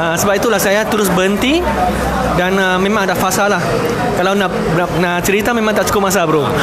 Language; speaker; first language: Malay; non-native, local second language; Chinese